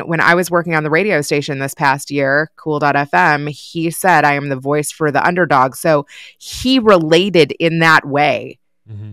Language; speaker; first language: English; native; English